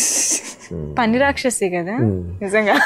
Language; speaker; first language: Telugu; native; Telugu